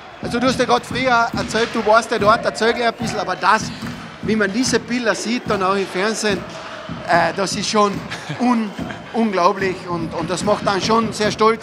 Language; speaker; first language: German; native; German